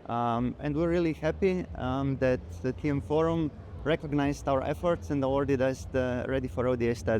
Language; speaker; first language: English; non-native, fluent; Slovenian